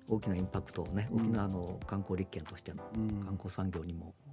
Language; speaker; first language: Japanese; native; Japanese